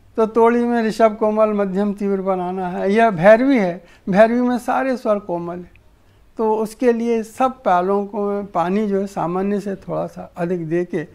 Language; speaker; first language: Hindi; native; Hindi